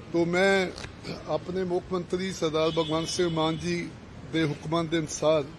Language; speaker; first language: Hindi; non-native, local second language; Punjabi